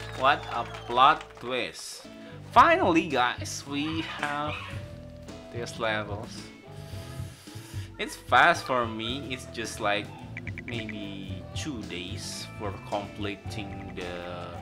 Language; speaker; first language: English; non-native, learner; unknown